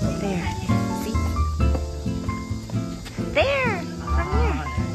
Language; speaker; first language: English; non-native, learner; Korean